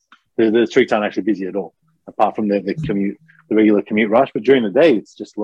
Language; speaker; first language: English; native; English